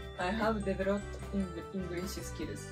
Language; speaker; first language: English; non-native, learner; Japanese